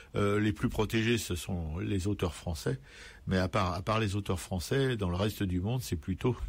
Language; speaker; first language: French; native; French